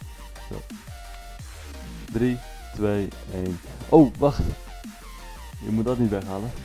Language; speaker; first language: Dutch; native; Dutch